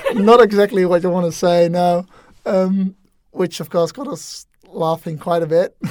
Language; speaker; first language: English; non-native, fluent; Dutch